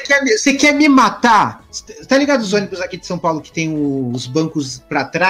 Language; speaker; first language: Portuguese; native; Portuguese